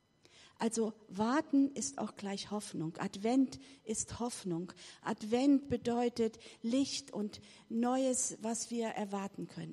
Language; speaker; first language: German; native; German